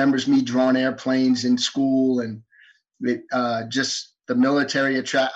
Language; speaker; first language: English; native; English